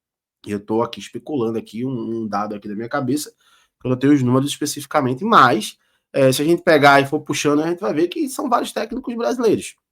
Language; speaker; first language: Portuguese; native; Portuguese